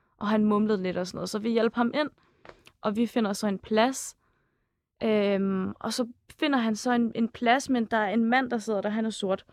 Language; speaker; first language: Danish; early bilingual, other home language; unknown